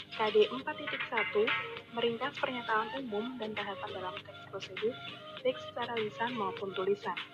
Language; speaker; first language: Indonesian; native; Indonesian